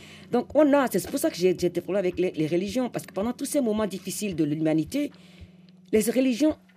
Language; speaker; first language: French; non-native, local second language; Fon